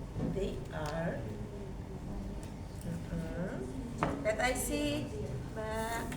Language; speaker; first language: English; non-native, learner; Indonesian